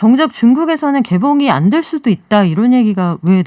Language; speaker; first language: Korean; native; Korean